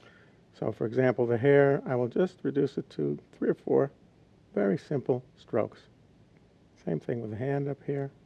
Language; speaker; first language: English; native; English